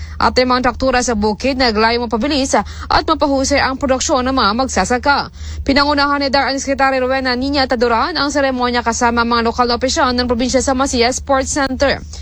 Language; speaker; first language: Filipino; non-native, local second language; Hiligaynon